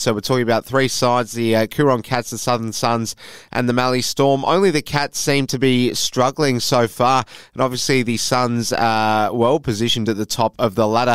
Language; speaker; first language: English; native; English